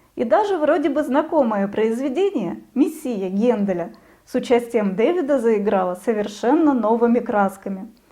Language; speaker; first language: Russian; native; Russian